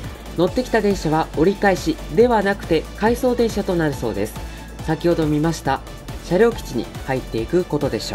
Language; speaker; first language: Japanese; native; Japanese